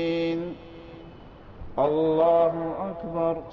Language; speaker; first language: Arabic; native; Arabic